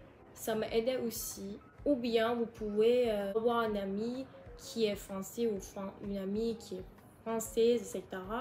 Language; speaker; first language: French; non-native, learner; Turkish